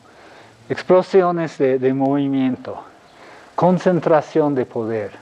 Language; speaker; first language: Spanish; non-native, fluent; English